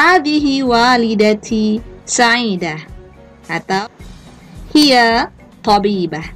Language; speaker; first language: Arabic; non-native, fluent; Indonesian